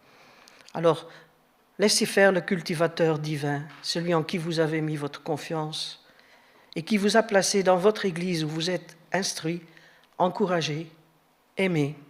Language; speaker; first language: French; native; French